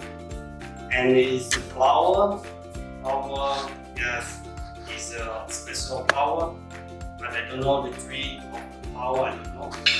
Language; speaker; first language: English; non-native, learner; Khmer